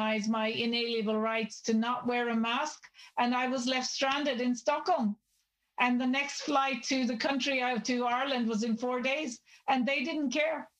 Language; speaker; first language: English; native; English